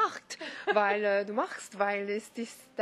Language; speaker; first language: German; non-native, learner; French